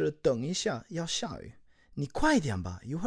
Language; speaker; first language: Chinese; non-native, learner; English